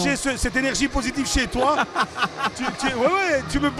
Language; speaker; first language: French; native; French